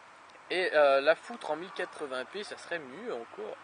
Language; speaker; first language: French; native; French